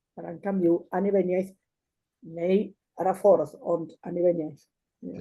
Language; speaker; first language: Welsh; non-native, fluent; Basque